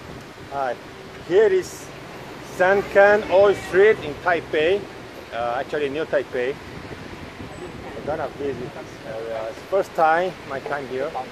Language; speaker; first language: English; non-native, fluent; Portuguese